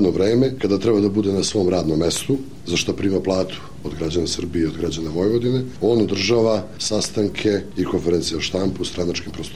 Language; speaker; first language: Serbian; native; Serbian